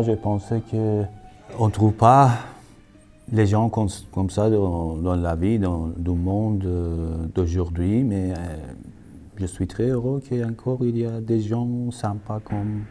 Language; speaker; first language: French; non-native, fluent; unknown